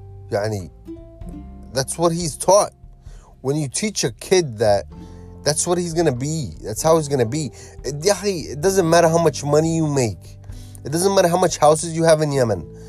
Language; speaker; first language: English; early bilingual, other home language; Arabic